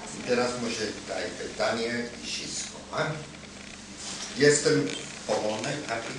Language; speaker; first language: Polish; non-native, learner; German